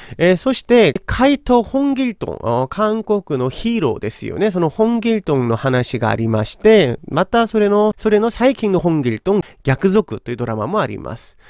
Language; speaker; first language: Japanese; non-native, fluent; Korean